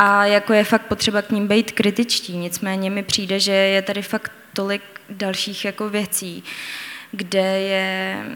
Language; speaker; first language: Czech; native; Czech